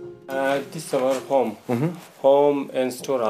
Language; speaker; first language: English; non-native, learner; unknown